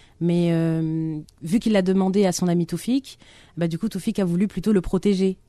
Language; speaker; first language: French; non-native, local second language; Arabic